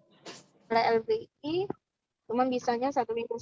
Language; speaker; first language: Indonesian; native; Indonesian